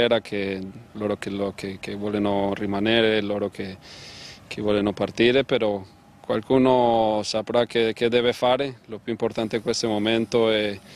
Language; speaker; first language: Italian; non-native, learner; Spanish